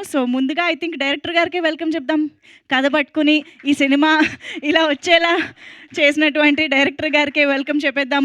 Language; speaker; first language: Telugu; native; Telugu